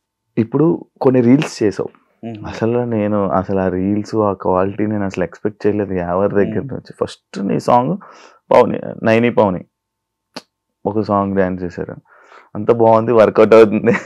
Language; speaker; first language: Telugu; native; Telugu